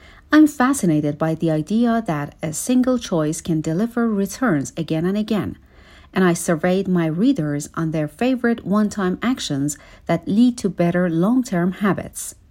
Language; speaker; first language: English; non-native, fluent; Persian